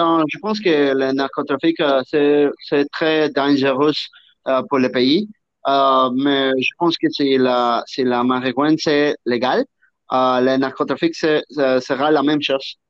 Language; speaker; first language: French; non-native, learner; Spanish